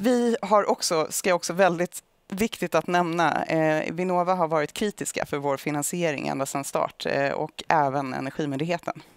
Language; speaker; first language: Swedish; native; Swedish